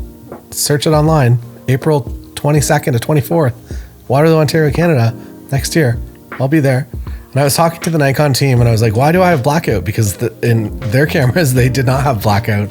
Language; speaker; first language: English; native; English